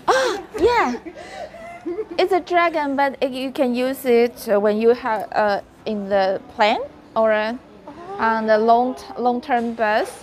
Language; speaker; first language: English; non-native, learner; Chinese